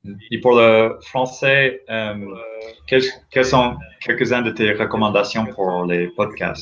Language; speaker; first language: Spanish; non-native, fluent; English